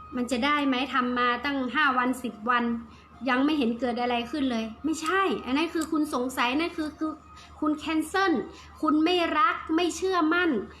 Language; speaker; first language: Thai; native; Thai